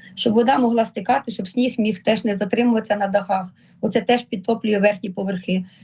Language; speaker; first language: Ukrainian; native; Ukrainian